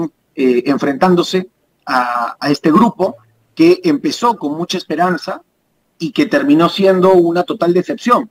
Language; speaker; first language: Spanish; native; Spanish